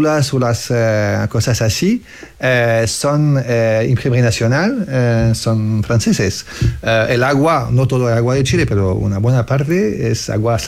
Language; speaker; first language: Spanish; non-native, fluent; French